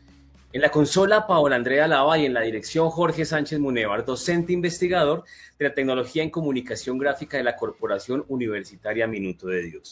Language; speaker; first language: Spanish; native; Spanish